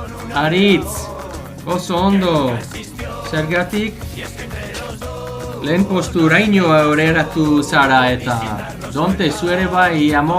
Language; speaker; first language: Basque; non-native, learner; English